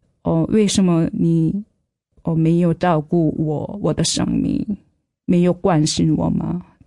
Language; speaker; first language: Chinese; non-native, fluent; Korean